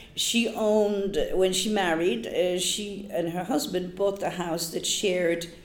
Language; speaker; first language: English; non-native, fluent; Polish